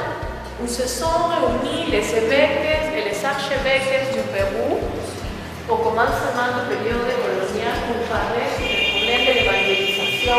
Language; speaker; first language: French; non-native, fluent; Spanish